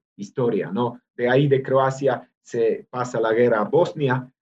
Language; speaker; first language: Spanish; non-native, fluent; Serbian